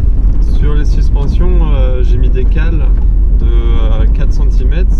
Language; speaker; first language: French; native; French